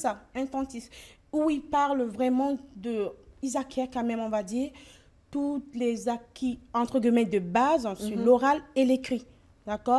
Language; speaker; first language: French; native; French